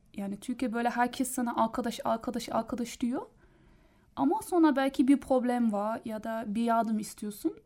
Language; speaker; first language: Turkish; non-native, learner; German